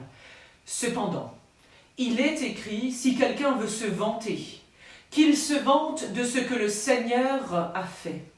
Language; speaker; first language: French; native; French